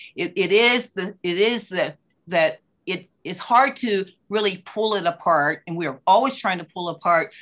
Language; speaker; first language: English; native; English